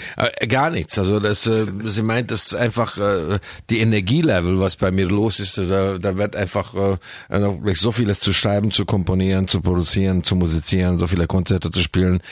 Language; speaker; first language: German; non-native, fluent; Hungarian